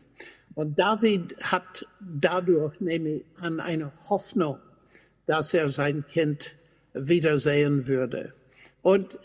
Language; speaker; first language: German; non-native, fluent; English